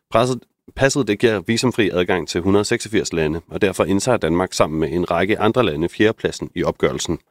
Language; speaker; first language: Danish; native; Danish